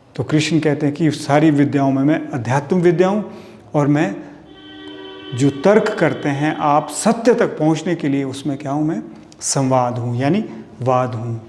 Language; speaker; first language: Hindi; native; Hindi